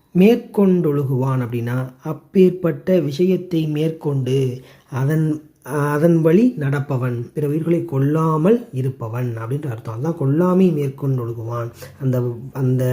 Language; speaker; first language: Tamil; native; Tamil